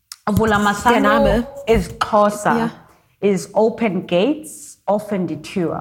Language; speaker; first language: German; non-native, learner; Xhosa